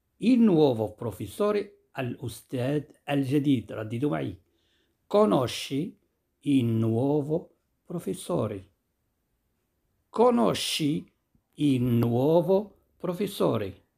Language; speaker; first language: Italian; non-native, fluent; Arabic